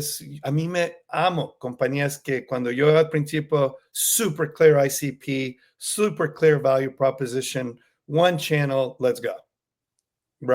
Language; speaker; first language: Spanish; early bilingual, heritage; Spanish